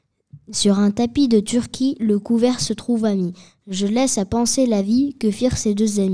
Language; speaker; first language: French; native; French